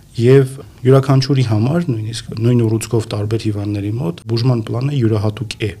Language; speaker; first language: Armenian; native; Armenian